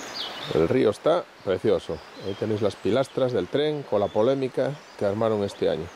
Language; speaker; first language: Spanish; native; Spanish